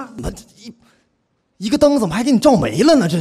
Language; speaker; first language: Chinese; native; Chinese